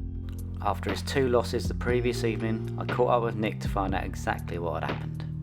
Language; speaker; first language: English; native; English